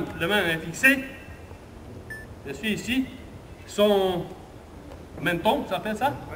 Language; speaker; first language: French; non-native, learner; Romanian